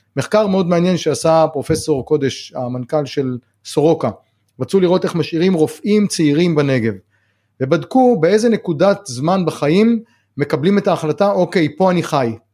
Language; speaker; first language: Hebrew; native; Hebrew